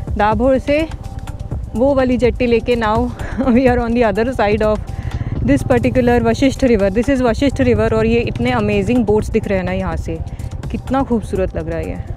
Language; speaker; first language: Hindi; non-native, local second language; Marathi